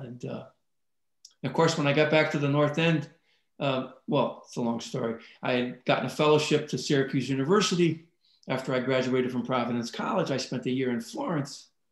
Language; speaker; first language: English; early bilingual, other home language; Italian